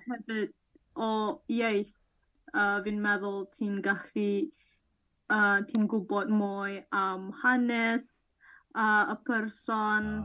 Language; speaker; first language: Welsh; non-native, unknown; Malay